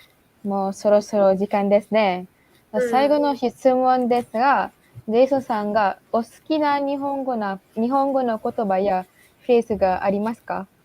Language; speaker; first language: Japanese; non-native, learner; Malay